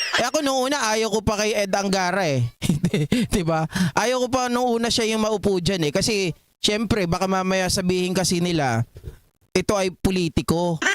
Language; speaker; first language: Filipino; non-native, local second language; Iloko